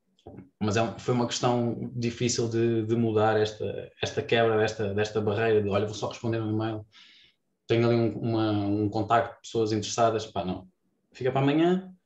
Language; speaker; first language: Portuguese; native; Portuguese